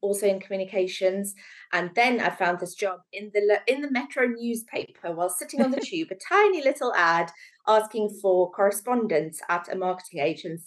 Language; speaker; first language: English; native; English